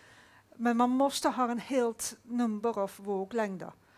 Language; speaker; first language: Swedish; non-native, fluent; Dutch